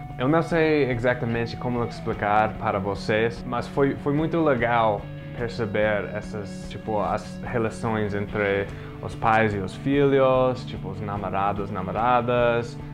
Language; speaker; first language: Portuguese; non-native, fluent; English